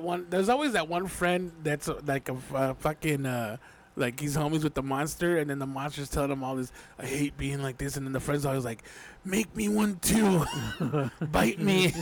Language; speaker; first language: English; early bilingual, other home language; Spanish